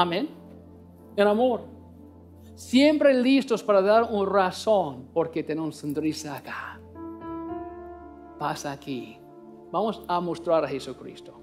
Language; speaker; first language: Spanish; non-native, learner; English